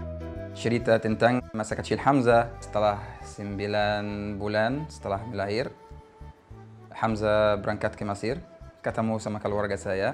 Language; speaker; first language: Indonesian; non-native, fluent; Arabic